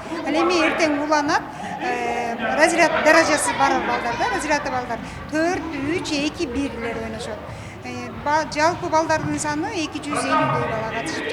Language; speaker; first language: Kyrgyz; native; Kyrgyz